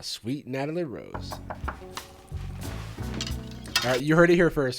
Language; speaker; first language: English; native; English